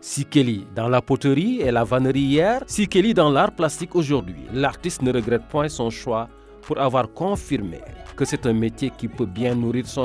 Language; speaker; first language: French; native; French